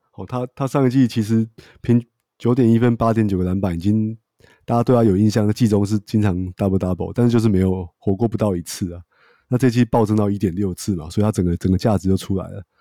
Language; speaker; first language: Chinese; native; Chinese